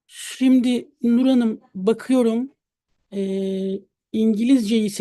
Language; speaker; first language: Turkish; native; Turkish